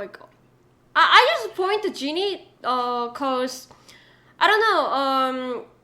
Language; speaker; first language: English; non-native, learner; Korean